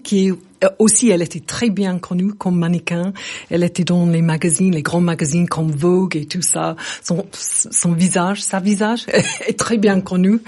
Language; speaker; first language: French; non-native, fluent; English